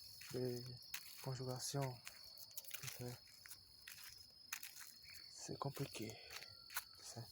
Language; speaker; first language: French; non-native, learner; Portuguese